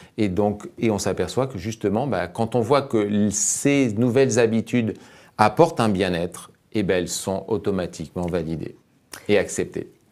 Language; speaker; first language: French; native; French